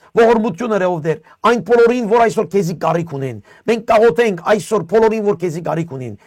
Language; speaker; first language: Armenian; early bilingual, heritage; Armenian